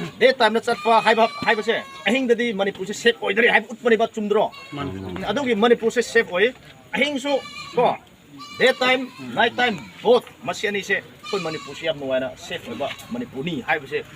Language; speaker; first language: Manipuri; non-native, local second language; Rongmei Naga